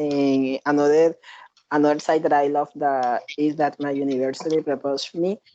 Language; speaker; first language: English; non-native, learner; Spanish